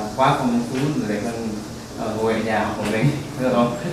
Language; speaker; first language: Vietnamese; early bilingual, heritage; Vietnamese